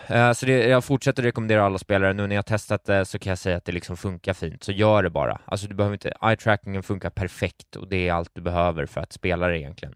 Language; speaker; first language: Swedish; native; Swedish